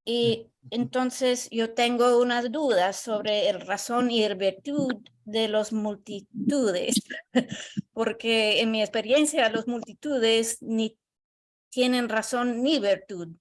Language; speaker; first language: Spanish; non-native, learner; English